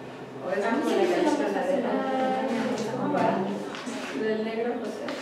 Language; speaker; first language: Spanish; native; Spanish